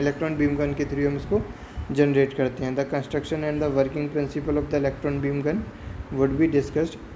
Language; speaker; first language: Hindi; native; Hindi